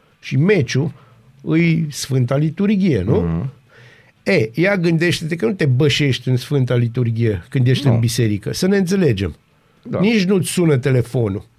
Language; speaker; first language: Romanian; native; Romanian